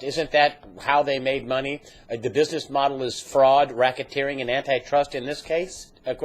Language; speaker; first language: English; native; English